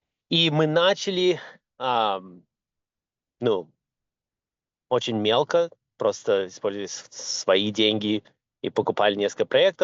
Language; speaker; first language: Russian; early bilingual, other home language; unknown